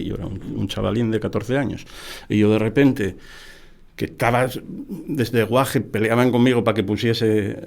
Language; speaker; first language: Spanish; native; Spanish